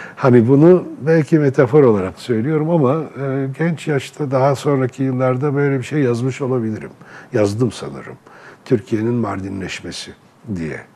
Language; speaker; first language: Turkish; non-native, local second language; Arabic